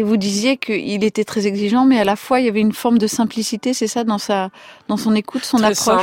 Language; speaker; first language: French; native; French